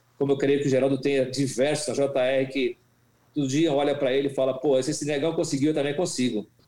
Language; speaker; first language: Portuguese; native; Portuguese